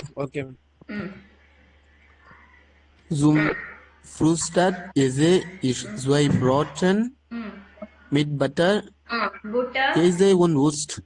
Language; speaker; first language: German; non-native, learner; Tamil